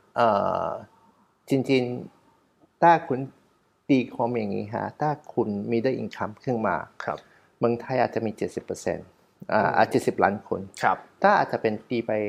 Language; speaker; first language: Thai; non-native, fluent; Chinese